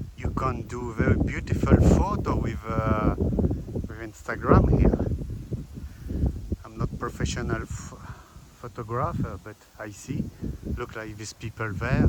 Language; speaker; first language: English; non-native, learner; French